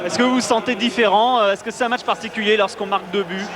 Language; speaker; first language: French; native; French